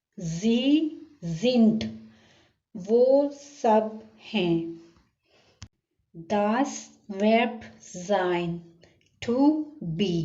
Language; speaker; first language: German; non-native, learner; Urdu